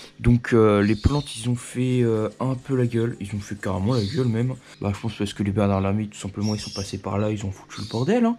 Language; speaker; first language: French; native; French